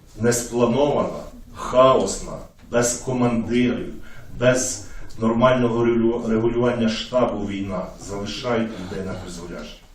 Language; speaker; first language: Ukrainian; native; Ukrainian